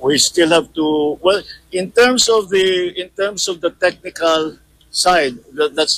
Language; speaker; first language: English; non-native, local second language; Filipino